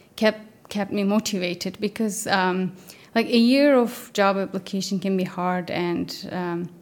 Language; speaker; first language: English; non-native, fluent; Turkish